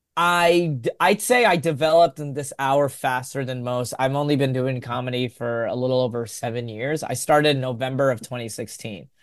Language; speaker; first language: English; native; English